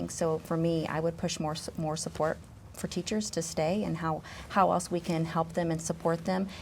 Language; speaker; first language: English; native; English